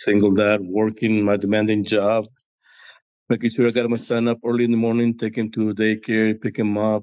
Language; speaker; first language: English; non-native, fluent; Spanish